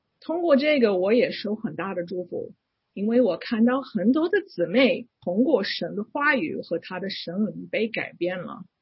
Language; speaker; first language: Chinese; non-native, fluent; English